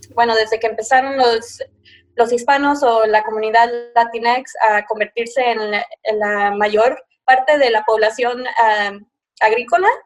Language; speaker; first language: Spanish; early bilingual, heritage; Spanish